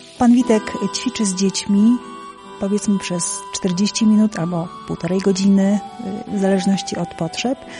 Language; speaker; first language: Polish; native; Polish